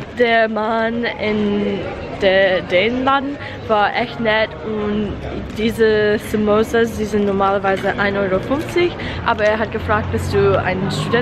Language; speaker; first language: German; non-native, learner; English